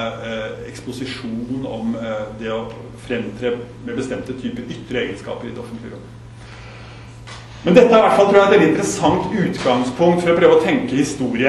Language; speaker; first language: Norwegian; native; Norwegian